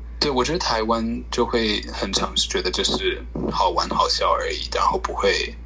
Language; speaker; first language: Chinese; early bilingual, heritage; Chinese